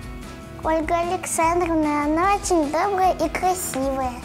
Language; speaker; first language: Russian; native; Russian